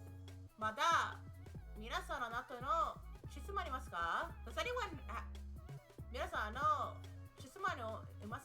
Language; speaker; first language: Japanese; non-native, learner; English